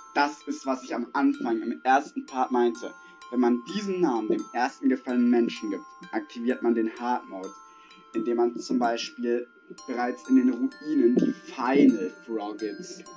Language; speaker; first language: German; native; German